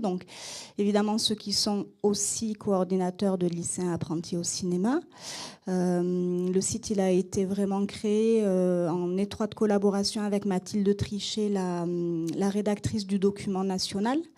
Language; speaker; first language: French; native; French